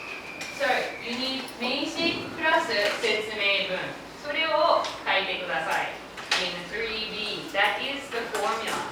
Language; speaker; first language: Japanese; non-native, fluent; English